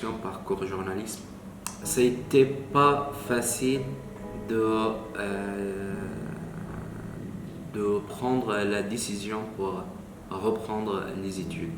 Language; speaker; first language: French; non-native, learner; Arabic